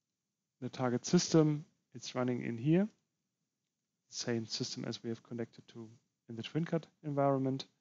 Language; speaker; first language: English; non-native, fluent; German